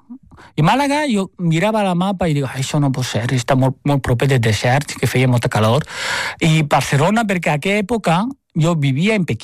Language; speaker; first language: Catalan; non-native, fluent; Chinese